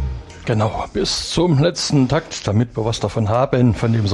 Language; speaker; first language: German; native; German